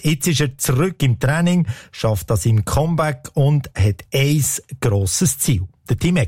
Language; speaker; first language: German; native; German